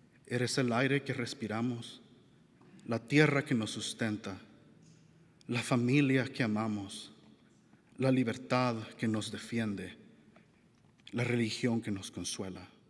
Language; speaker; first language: Spanish; native; Spanish